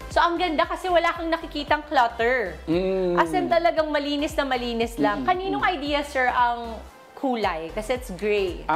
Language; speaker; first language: Filipino; non-native, local second language; Pampanga